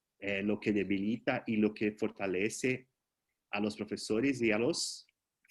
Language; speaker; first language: Spanish; non-native, fluent; Portuguese